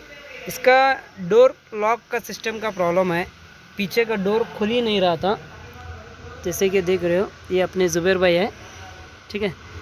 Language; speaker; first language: Hindi; native; Hindi